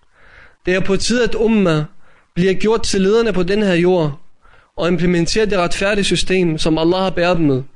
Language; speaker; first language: Danish; native; Danish